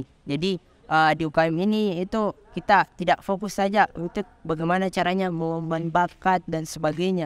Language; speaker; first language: Indonesian; native; Indonesian